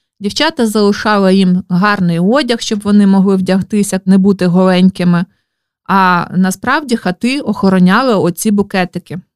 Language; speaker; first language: Ukrainian; non-native, local second language; Russian